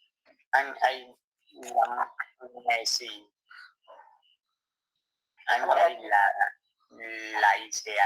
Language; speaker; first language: Vietnamese; non-native, learner; Khmer